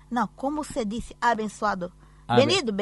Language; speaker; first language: Spanish; non-native, learner; Portuguese